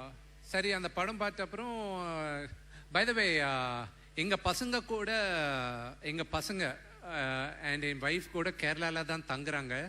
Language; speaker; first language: Tamil; non-native, local second language; Telugu